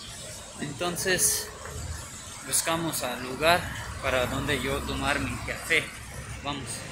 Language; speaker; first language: Spanish; non-native, learner; Urdu